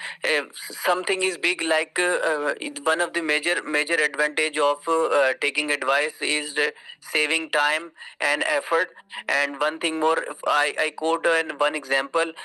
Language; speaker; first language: English; non-native, learner; Urdu